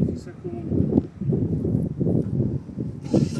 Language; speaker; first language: French; native; French